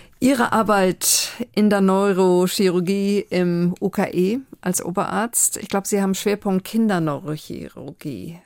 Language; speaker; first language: German; native; German